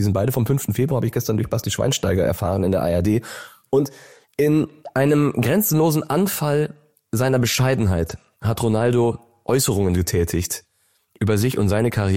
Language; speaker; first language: German; native; German